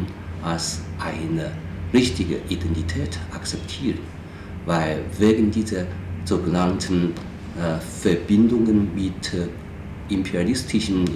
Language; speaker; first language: German; non-native, fluent; Chinese